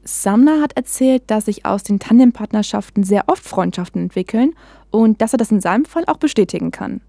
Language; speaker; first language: German; native; German